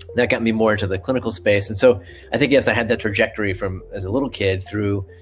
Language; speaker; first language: English; native; English